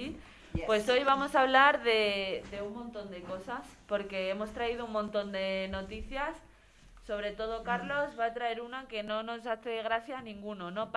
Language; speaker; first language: Spanish; native; Spanish